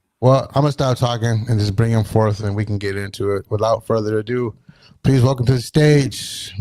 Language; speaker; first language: English; native; English